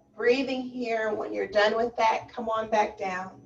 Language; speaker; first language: English; native; English